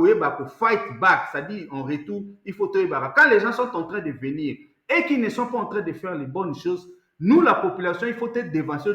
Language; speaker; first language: French; non-native, local second language; Lingala